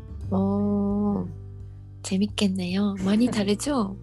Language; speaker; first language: Korean; non-native, learner; Japanese